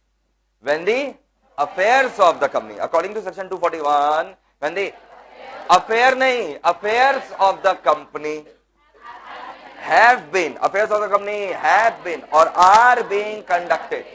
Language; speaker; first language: English; non-native, local second language; Hindi